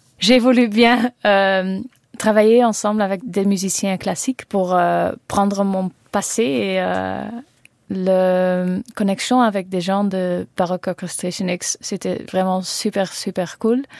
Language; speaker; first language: French; non-native, learner; Dutch